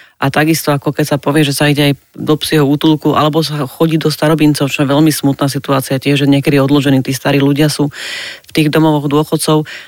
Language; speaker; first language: Slovak; native; Slovak